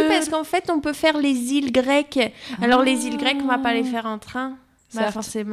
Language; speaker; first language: French; native; French